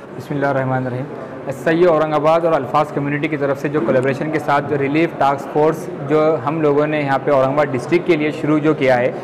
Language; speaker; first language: Hindi; native; Hindi